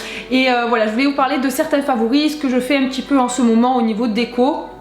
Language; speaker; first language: French; native; French